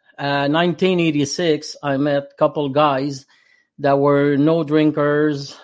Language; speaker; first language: English; non-native, fluent; French